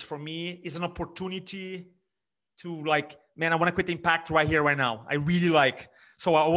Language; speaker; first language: English; non-native, fluent; Portuguese